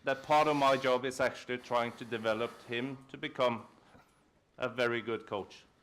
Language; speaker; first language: English; non-native, fluent; Norwegian